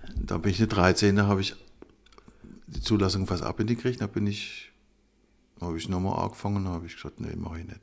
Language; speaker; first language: German; native; German